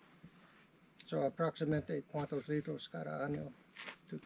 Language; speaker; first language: Spanish; non-native, learner; English